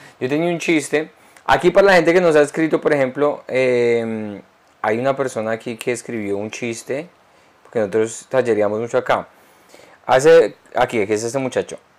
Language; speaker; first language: Spanish; early bilingual, heritage; Spanish